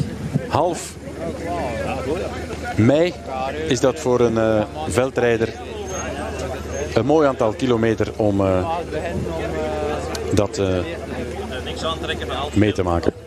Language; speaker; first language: Dutch; native; Dutch